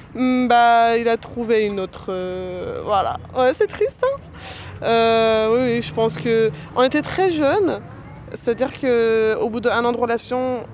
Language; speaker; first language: French; non-native, fluent; Persian